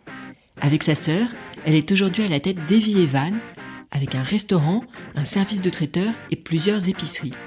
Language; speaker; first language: French; native; French